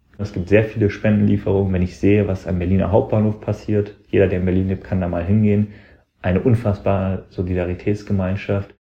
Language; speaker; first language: German; early bilingual, other home language; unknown